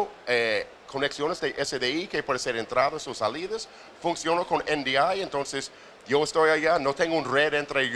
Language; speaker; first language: Spanish; non-native, fluent; English